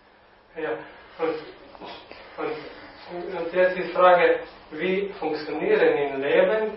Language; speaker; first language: German; non-native, learner; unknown